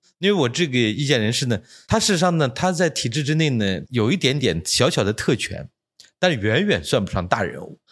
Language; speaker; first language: Chinese; native; Chinese